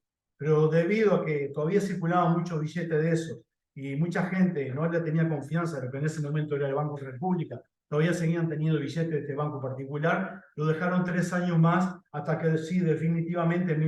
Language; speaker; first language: Spanish; native; Spanish